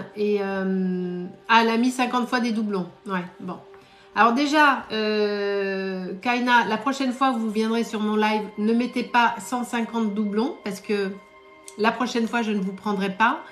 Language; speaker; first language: French; native; French